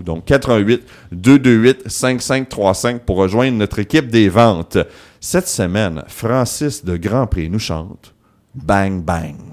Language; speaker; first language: French; native; French